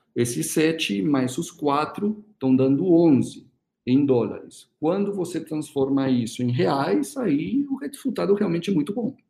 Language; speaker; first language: Portuguese; early bilingual, other home language; Spanish